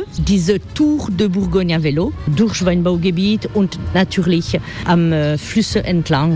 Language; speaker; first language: German; non-native, fluent; French